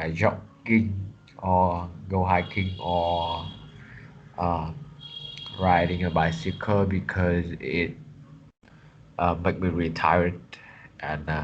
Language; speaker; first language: English; non-native, learner; Vietnamese